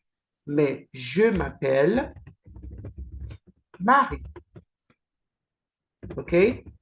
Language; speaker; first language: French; non-native, learner; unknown